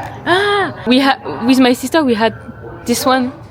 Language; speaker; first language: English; non-native, learner; French